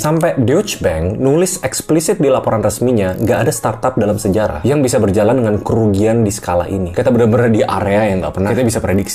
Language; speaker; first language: Indonesian; native; Indonesian